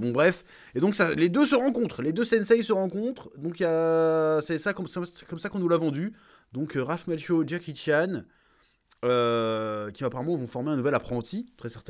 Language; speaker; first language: French; native; French